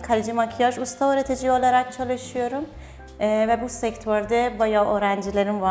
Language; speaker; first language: Turkish; non-native, fluent; Persian